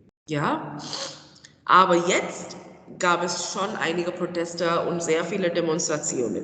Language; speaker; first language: German; non-native, fluent; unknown